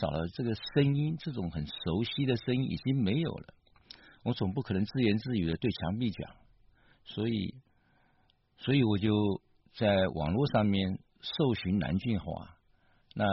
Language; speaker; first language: Chinese; native; Chinese